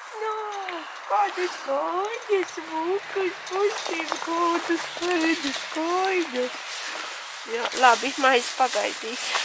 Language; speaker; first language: Latvian; non-native, local second language; Russian